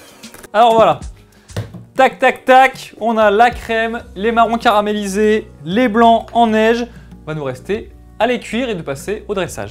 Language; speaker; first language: French; native; French